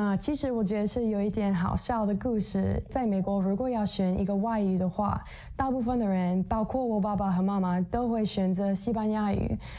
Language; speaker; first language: Chinese; non-native, fluent; English